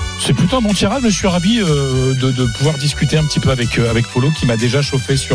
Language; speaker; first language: French; native; French